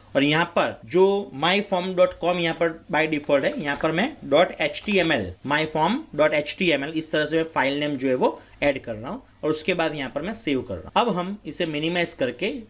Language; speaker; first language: Hindi; non-native, local second language; Gujarati